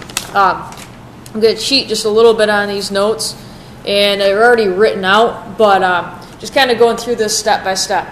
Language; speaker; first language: English; native; English